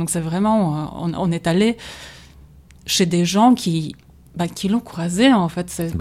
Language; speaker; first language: French; non-native, fluent; Polish